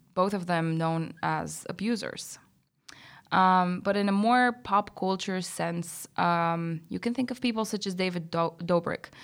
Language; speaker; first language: English; non-native, fluent; Bulgarian